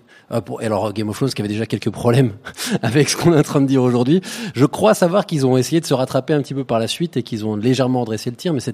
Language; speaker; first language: French; native; French